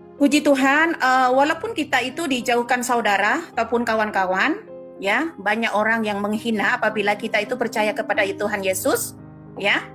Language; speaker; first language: Indonesian; non-native, local second language; Madurese